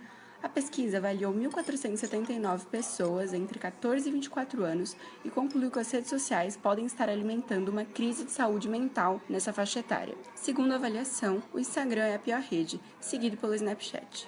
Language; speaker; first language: Portuguese; native; Portuguese